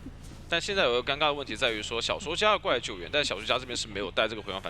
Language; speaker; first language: Chinese; native; Chinese